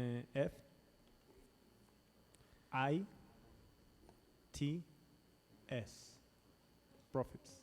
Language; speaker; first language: English; non-native, learner; Spanish